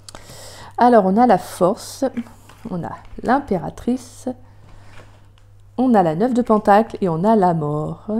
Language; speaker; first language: French; native; French